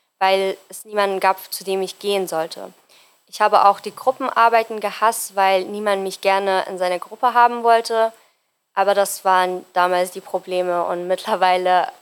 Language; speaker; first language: German; non-native, fluent; Persian